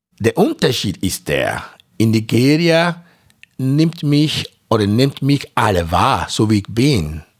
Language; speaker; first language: German; non-native, fluent; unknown